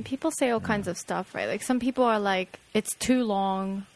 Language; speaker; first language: English; non-native, fluent; Japanese